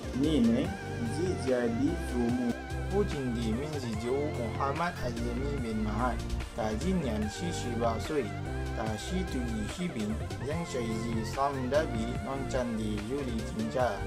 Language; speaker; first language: Chinese; non-native, learner; Malay